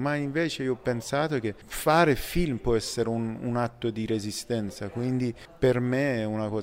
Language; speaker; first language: Italian; non-native, fluent; Persian